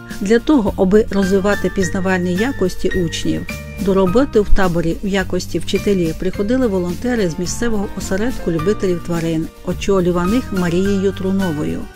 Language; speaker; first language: Ukrainian; native; Ukrainian